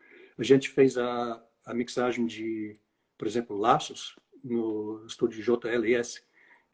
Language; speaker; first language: Portuguese; non-native, fluent; English